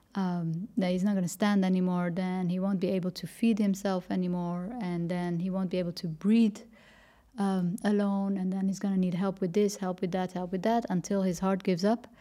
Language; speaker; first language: English; non-native, fluent; Dutch